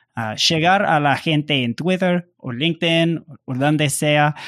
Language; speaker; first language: Spanish; non-native, learner; English